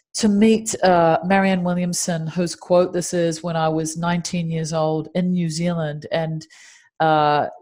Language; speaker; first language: English; native; English